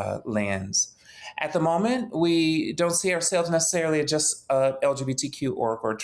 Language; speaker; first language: English; native; English